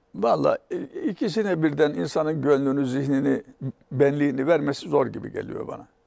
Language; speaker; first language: Turkish; native; Turkish